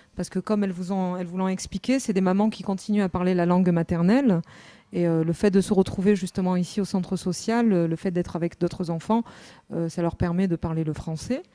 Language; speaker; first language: French; native; French